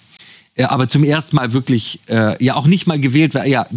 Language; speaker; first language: German; native; German